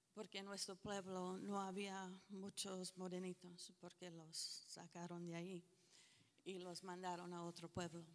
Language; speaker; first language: Spanish; early bilingual, heritage; Spanish